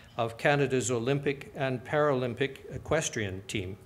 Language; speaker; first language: English; native; English